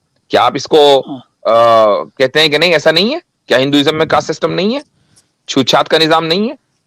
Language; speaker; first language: Hindi; native; Hindi